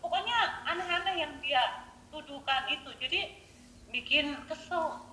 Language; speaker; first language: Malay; non-native, local second language; Javanese